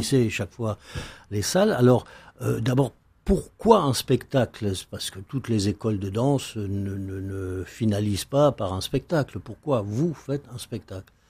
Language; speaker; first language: French; native; French